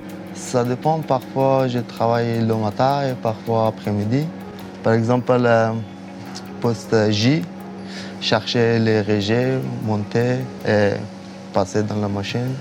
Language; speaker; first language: French; non-native, learner; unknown